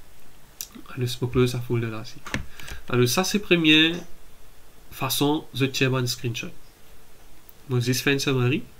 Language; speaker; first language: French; non-native, local second language; Morisyen